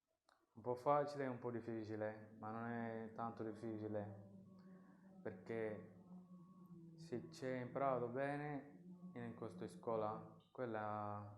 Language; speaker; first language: Italian; non-native, learner; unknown